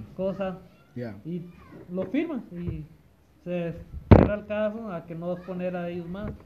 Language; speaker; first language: Spanish; early bilingual, heritage; Spanish